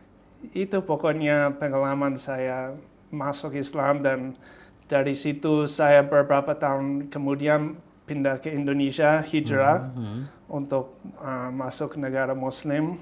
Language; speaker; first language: Indonesian; non-native, fluent; English